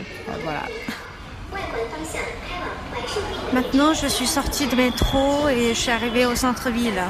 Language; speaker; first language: French; non-native, fluent; Chinese